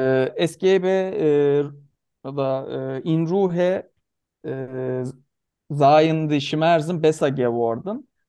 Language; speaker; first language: German; non-native, learner; Turkish